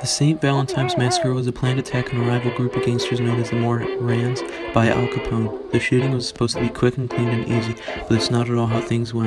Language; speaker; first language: English; native; English